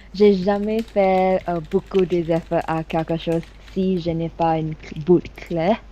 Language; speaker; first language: French; non-native, learner; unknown